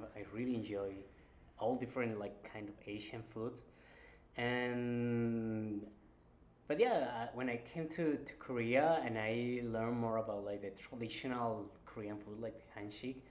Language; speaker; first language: English; non-native, fluent; Spanish